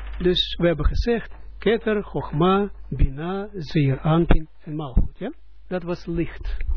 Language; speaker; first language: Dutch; non-native, fluent; Russian